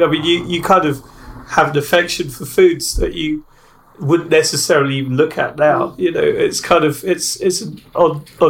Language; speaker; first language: English; native; English